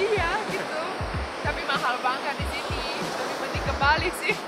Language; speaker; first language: Indonesian; non-native, fluent; Romanian